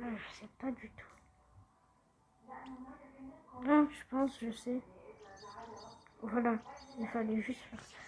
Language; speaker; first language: French; native; French